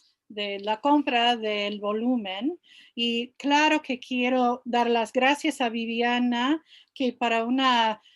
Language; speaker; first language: Spanish; non-native, fluent; English